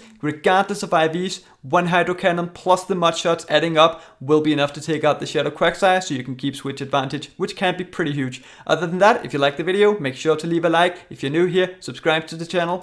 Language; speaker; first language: English; native; English